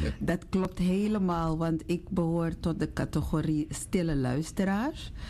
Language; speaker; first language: Dutch; native; Dutch